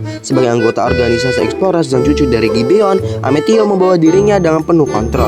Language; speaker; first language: Indonesian; native; Indonesian